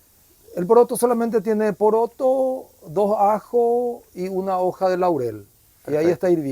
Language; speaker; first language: Spanish; native; Spanish